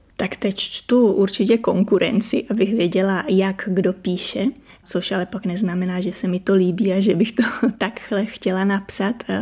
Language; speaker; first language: Czech; native; Czech